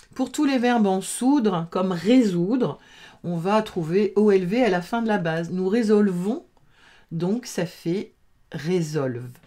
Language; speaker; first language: French; native; French